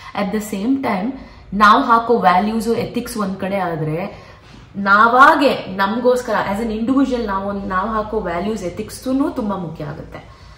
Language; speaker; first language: Kannada; non-native, local second language; Konkani